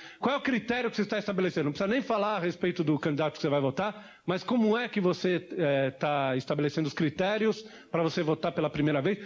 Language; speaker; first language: Portuguese; native; Portuguese